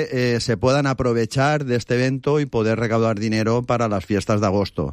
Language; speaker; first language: Spanish; native; Spanish